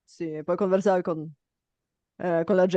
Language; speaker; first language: Italian; non-native, fluent; Bulgarian